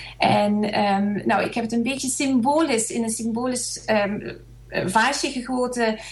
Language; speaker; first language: Dutch; early bilingual, other home language; Hungarian